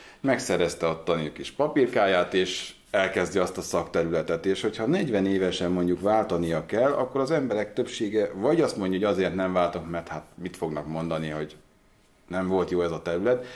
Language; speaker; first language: Hungarian; native; Hungarian